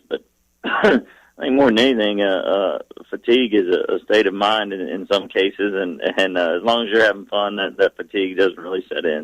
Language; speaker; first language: English; native; English